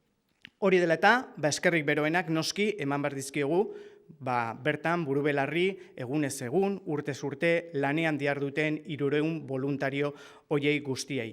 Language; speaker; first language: Basque; native; Basque